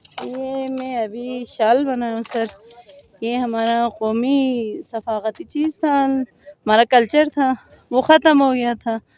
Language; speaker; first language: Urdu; non-native, local second language; Balti